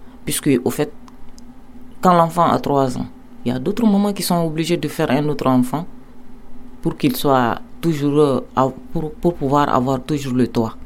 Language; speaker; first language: French; non-native, local second language; Bambara